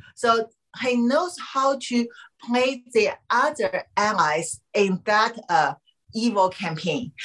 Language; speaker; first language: English; non-native, fluent; Chinese